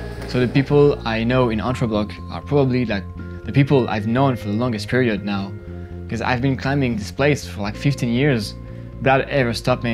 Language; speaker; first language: English; non-native, fluent; French